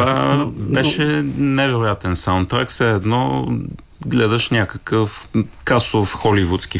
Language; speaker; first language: Bulgarian; native; Bulgarian